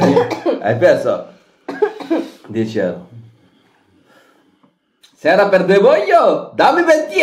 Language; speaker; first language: Italian; non-native, learner; Bangla